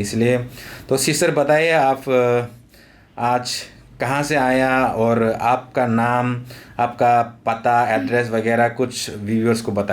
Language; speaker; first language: Hindi; non-native, local second language; Kok Borok